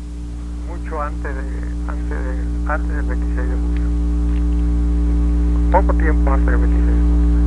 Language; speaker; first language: Spanish; native; Spanish